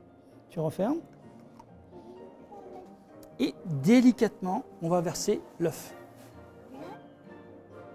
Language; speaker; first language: French; native; French